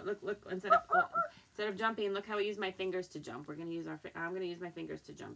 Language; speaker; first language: English; native; English